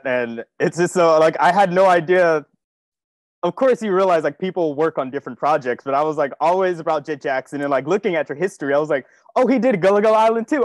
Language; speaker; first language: English; native; English